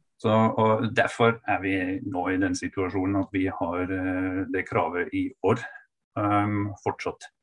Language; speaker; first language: Norwegian; non-native, fluent; German